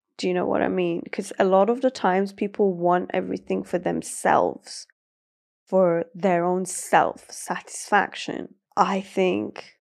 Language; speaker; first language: English; early bilingual, other home language; Persian